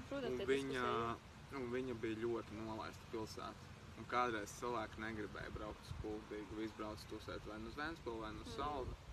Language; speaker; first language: Latvian; native; Latvian